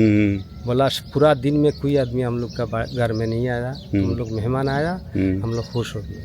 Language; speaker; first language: Hindi; non-native, learner; Bangla